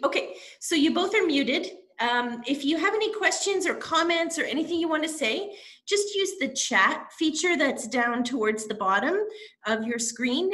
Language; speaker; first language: English; native; English